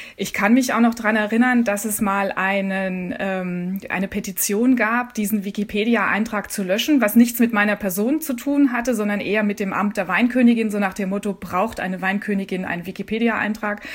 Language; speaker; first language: German; native; German